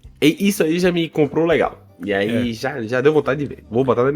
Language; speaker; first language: Portuguese; native; Portuguese